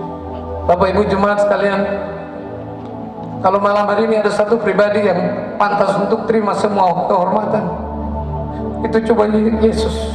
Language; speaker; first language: Indonesian; non-native, local second language; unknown